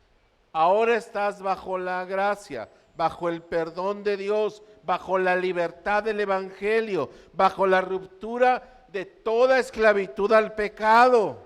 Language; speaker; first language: Spanish; native; Spanish